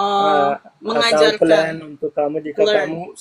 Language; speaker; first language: Indonesian; non-native, learner; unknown